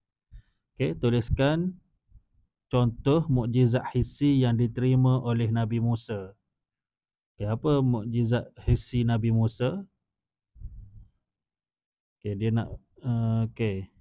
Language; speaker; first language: Malay; native; Malay